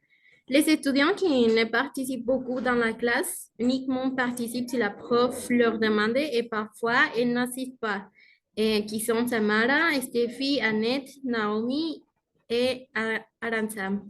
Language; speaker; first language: French; non-native, learner; Spanish